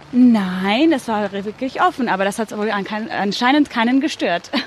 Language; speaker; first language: German; non-native, fluent; Croatian